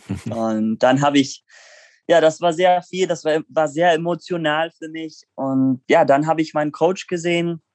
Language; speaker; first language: German; non-native, fluent; English